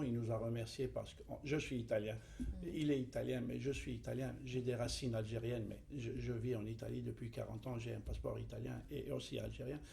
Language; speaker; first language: French; non-native, fluent; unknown